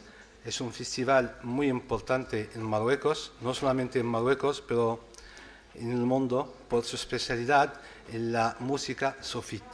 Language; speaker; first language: Spanish; non-native, fluent; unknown